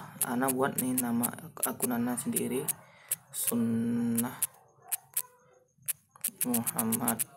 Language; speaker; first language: Indonesian; native; Indonesian